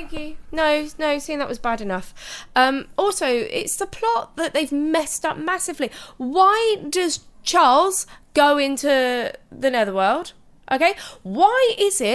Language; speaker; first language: English; native; English